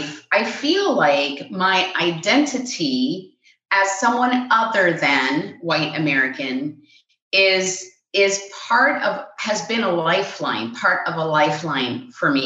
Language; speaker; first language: English; non-native, fluent; Spanish